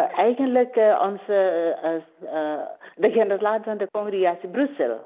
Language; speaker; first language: Dutch; non-native, learner; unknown